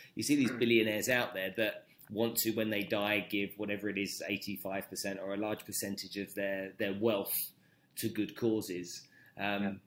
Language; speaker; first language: English; native; English